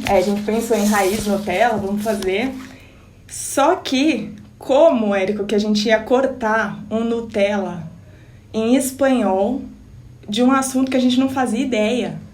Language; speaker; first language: Portuguese; native; Portuguese